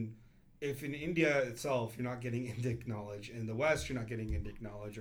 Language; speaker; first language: English; early bilingual, other home language; Kannada